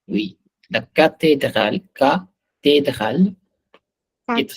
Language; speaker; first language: French; non-native, fluent; Hindi